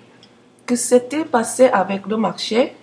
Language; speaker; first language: French; non-native, learner; Korean